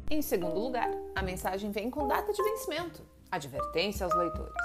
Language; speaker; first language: Portuguese; native; Portuguese